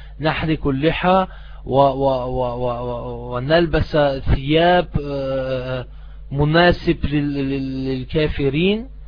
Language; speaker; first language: Arabic; non-native, fluent; German